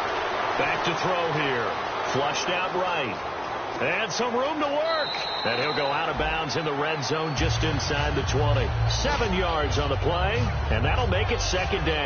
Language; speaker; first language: English; native; English